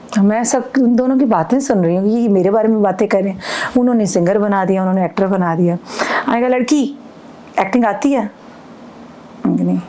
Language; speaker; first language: Urdu; non-native, local second language; Punjabi